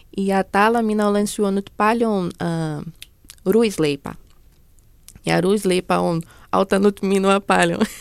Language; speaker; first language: Finnish; non-native, learner; Portuguese